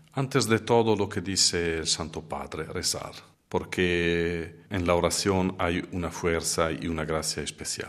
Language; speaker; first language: Spanish; non-native, fluent; Italian